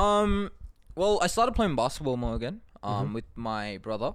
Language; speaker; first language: English; non-native, local second language; Sinhala